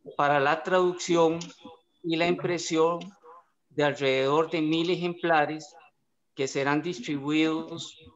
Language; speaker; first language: Spanish; native; Spanish